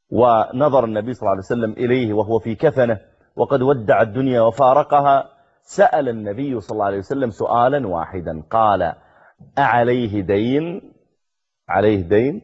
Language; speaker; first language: Arabic; native; Arabic